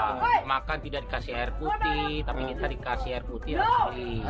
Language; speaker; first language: Indonesian; native; Indonesian